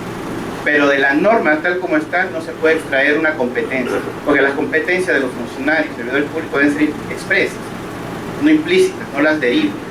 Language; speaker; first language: Spanish; native; Spanish